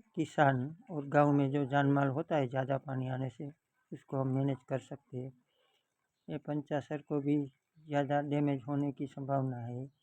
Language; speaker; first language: Hindi; non-native, local second language; Gujarati